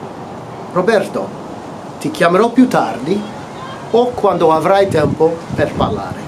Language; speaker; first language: Italian; non-native, fluent; English